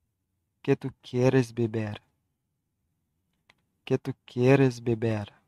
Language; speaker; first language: Spanish; non-native, learner; Haitian Creole